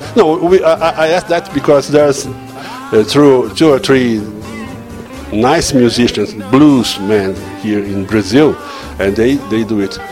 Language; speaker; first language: English; non-native, learner; Portuguese